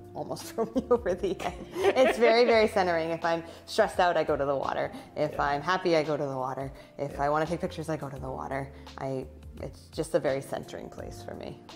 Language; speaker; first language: English; native; English